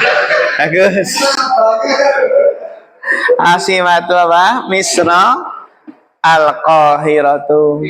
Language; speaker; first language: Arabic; non-native, fluent; Indonesian